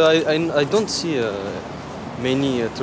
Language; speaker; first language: English; non-native, learner; French